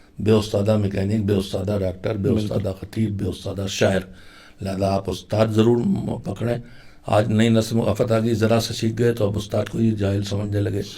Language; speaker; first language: Urdu; native; Urdu